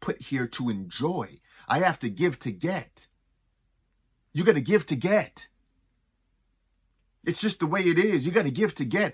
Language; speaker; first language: English; native; English